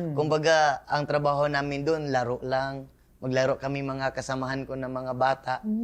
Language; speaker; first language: Filipino; non-native, local second language; Cebuano